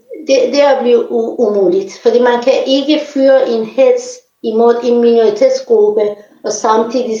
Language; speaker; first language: Danish; non-native, fluent; Persian